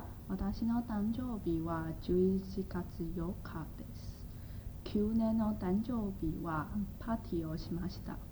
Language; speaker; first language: Japanese; non-native, learner; Chinese